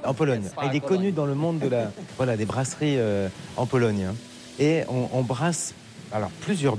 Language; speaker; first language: French; native; French